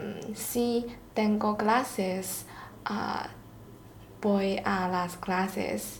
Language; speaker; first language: Spanish; non-native, learner; Chinese